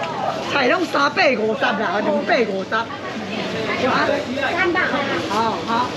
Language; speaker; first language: Chinese; native; Chinese